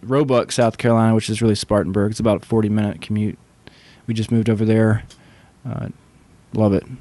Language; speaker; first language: English; native; English